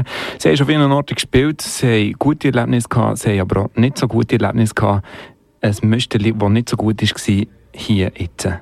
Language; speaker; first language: German; native; German